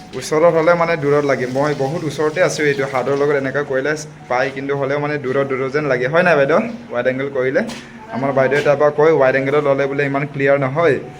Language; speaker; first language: Assamese; non-native, local second language; Bodo